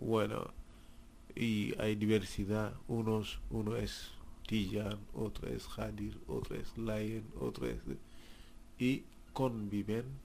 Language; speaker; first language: Spanish; non-native, fluent; Wolof